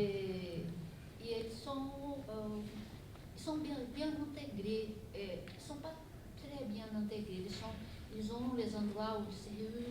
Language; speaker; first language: French; non-native, fluent; Portuguese